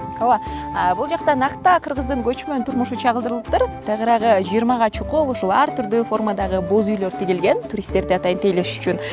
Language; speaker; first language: Kyrgyz; native; Kyrgyz